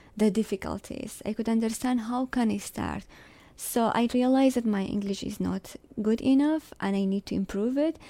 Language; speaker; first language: English; non-native, fluent; Arabic